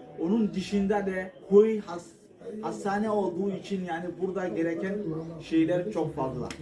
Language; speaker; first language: Turkish; non-native, learner; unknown